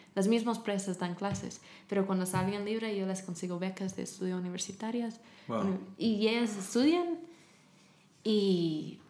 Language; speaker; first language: Spanish; non-native, fluent; English